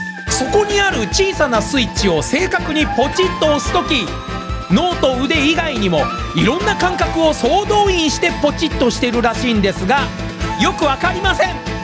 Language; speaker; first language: Japanese; native; Japanese